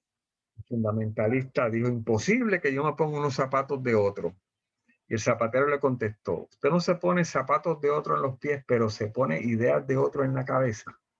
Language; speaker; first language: Spanish; native; Spanish